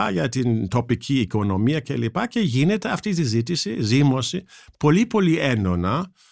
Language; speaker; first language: Greek; non-native, fluent; German